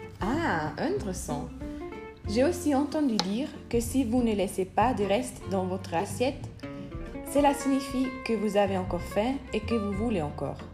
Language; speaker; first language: French; non-native, learner; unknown